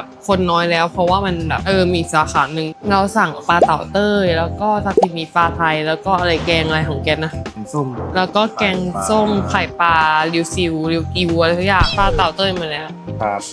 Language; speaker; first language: Thai; native; Thai